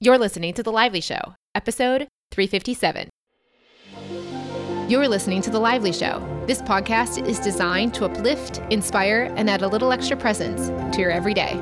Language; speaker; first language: English; native; English